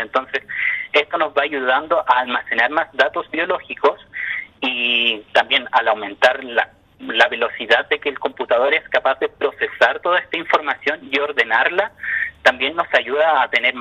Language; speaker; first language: Spanish; native; Spanish